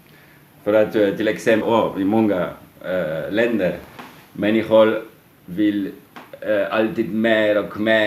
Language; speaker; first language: Swedish; non-native, learner; French